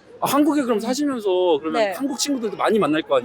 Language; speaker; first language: Korean; native; Korean